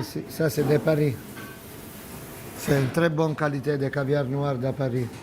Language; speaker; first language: French; non-native, fluent; Italian